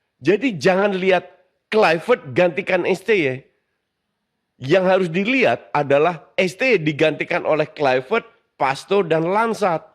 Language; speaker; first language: Indonesian; non-native, fluent; Dutch